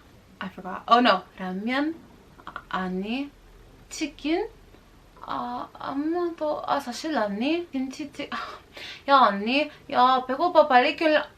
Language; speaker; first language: Korean; non-native, learner; English